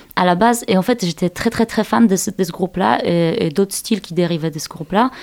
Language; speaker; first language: French; non-native, fluent; Polish